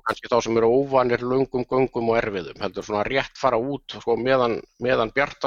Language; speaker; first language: Icelandic; native; Icelandic